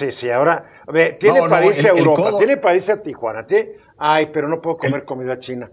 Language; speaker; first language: Spanish; native; Spanish